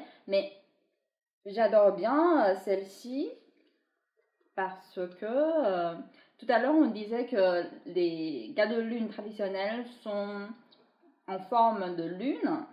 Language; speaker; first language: French; non-native, fluent; Chinese